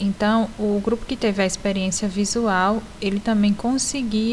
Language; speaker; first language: Portuguese; native; Portuguese